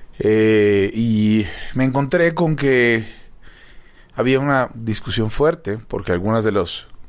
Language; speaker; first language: Spanish; native; Spanish